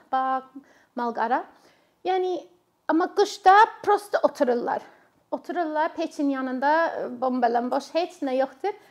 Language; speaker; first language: Azerbaijani; non-native, fluent; English